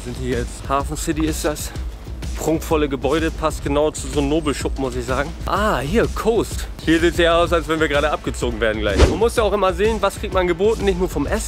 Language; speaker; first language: German; native; German